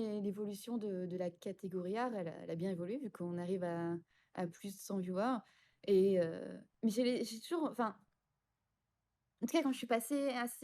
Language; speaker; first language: French; native; French